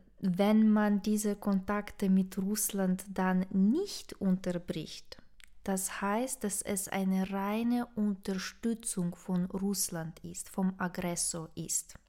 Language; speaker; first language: German; non-native, fluent; Ukrainian